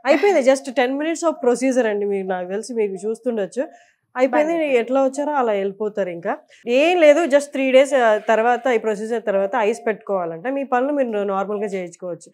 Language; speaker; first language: Telugu; native; Telugu